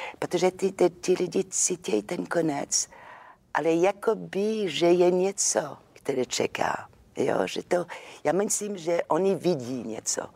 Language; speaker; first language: Czech; non-native, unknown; French